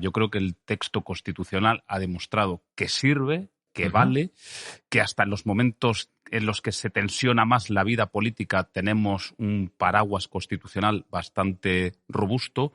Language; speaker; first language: Spanish; native; Spanish